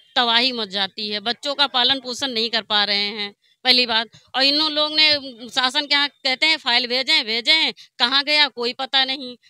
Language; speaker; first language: Hindi; native; Hindi